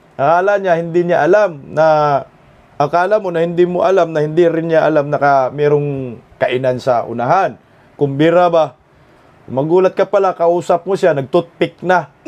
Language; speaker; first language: Filipino; non-native, local second language; Cebuano